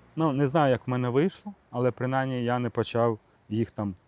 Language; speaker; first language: Ukrainian; native; Ukrainian